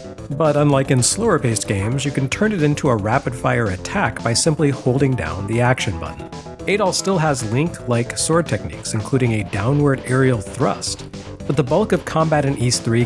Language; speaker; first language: English; native; English